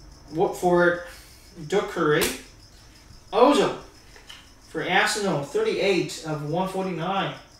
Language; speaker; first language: English; non-native, fluent; Chinese